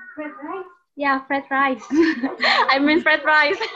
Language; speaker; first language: English; non-native, learner; Indonesian